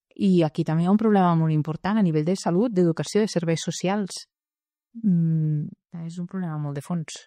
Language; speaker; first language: Catalan; native; Catalan